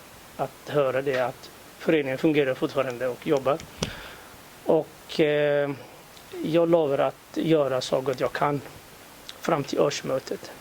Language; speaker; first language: Swedish; non-native, fluent; Somali